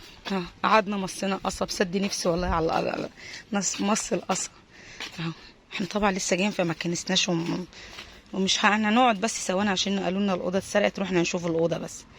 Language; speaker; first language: Arabic; native; Arabic